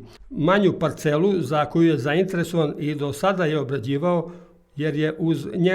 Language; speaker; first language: Serbian; native; Serbian